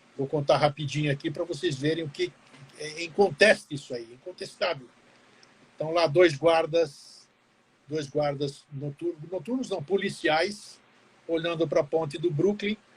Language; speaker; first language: Portuguese; early bilingual, other home language; Greek